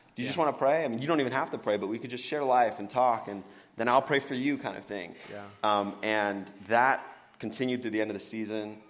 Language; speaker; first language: English; native; English